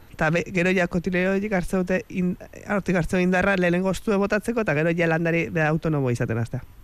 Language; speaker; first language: Basque; native; Basque